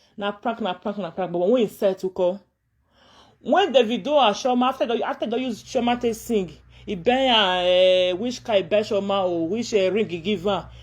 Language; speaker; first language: Nigerian Pidgin; non-native, local second language; Yoruba